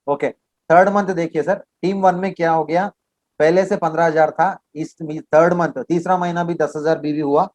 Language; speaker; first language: Hindi; non-native, local second language; Kannada